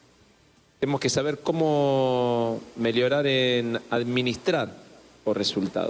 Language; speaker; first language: Portuguese; non-native, learner; Spanish